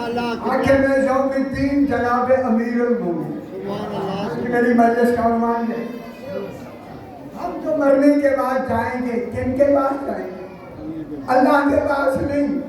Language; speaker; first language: Urdu; native; Urdu